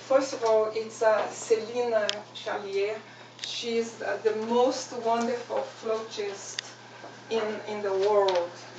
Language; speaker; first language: English; non-native, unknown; Portuguese